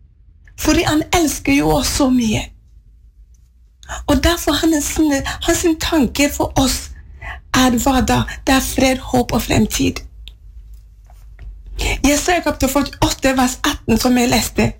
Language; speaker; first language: Swedish; non-native, fluent; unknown